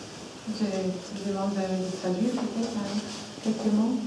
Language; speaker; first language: French; non-native, fluent; Polish